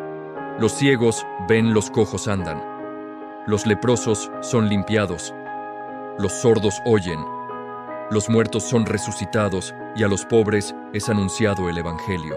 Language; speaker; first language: Spanish; native; Spanish